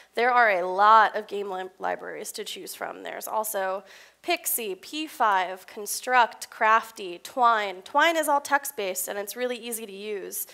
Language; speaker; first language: English; native; English